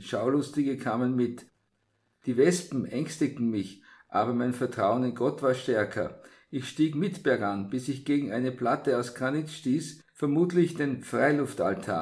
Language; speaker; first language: German; native; German